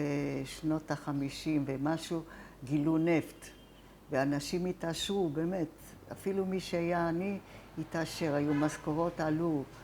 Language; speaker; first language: Hebrew; non-native, fluent; Italian